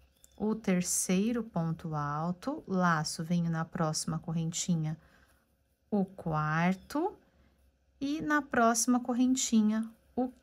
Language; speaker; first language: Portuguese; native; Portuguese